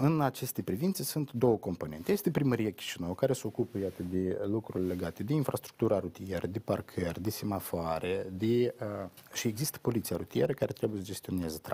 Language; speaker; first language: Romanian; native; Romanian